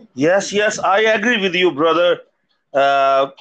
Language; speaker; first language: English; non-native, local second language; Punjabi